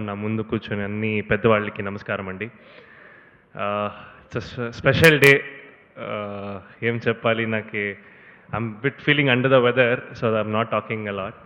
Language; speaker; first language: Telugu; non-native, learner; Kannada